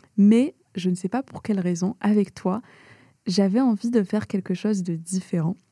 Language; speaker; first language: French; early bilingual, other home language; Arabic